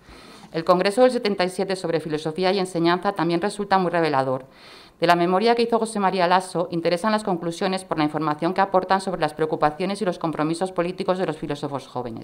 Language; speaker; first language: Spanish; native; Spanish